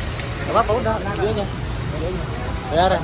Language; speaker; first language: Indonesian; native; Indonesian